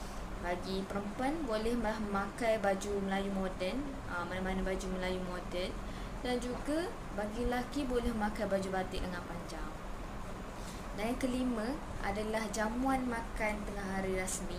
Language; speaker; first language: Malay; native; Malay